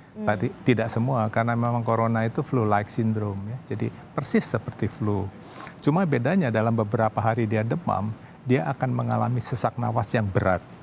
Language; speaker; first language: Indonesian; native; Indonesian